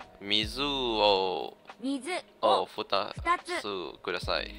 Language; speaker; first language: Japanese; non-native, learner; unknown